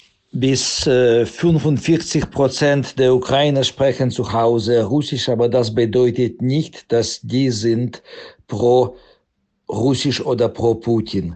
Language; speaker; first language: German; non-native, fluent; Russian